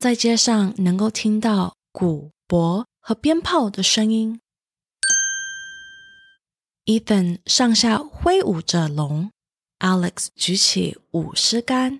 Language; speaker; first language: Chinese; early bilingual, heritage; Chinese